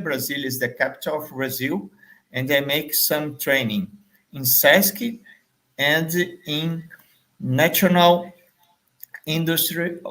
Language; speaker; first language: English; non-native, fluent; Portuguese